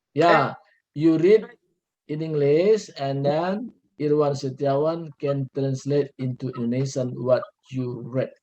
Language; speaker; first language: English; non-native, learner; Indonesian